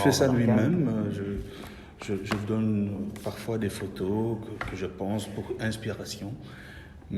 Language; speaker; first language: French; non-native, local second language; Dutch